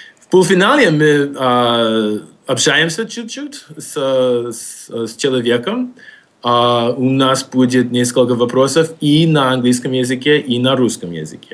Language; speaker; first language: Russian; non-native, fluent; English